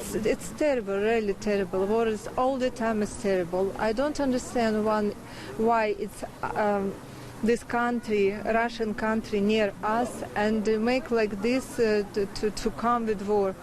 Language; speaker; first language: English; non-native, learner; Ukrainian